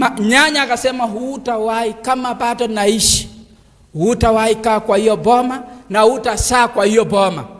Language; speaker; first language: Swahili; non-native, local second language; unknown